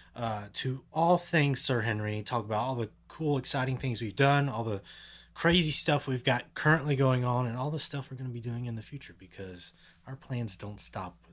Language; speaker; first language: English; native; English